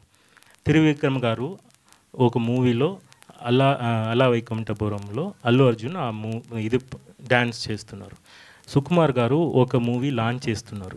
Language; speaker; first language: Telugu; non-native, fluent; Tamil